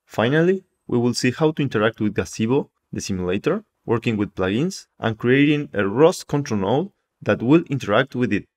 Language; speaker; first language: English; non-native, fluent; Spanish